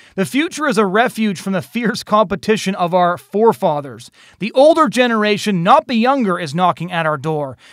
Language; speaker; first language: English; native; English